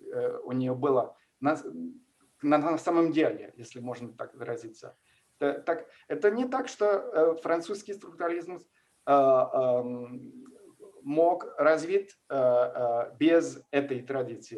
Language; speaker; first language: Russian; non-native, fluent; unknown